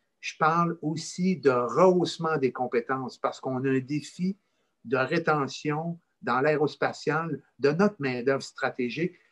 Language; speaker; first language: French; native; French